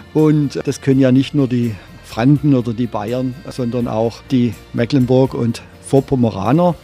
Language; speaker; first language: German; native; German